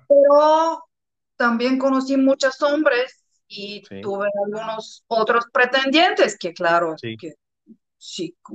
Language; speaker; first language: Spanish; non-native, fluent; Bulgarian